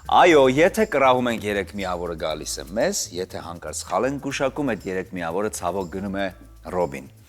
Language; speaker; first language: Armenian; native; Armenian